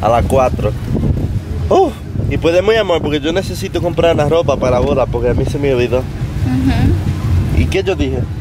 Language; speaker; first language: Spanish; early bilingual, heritage; English